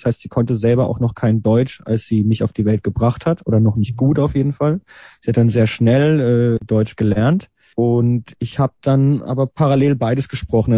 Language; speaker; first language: German; native; German